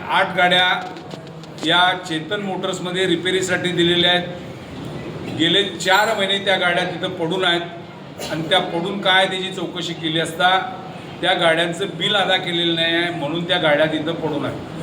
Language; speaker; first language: Marathi; native; Marathi